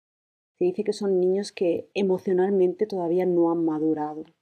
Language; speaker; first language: Spanish; native; Spanish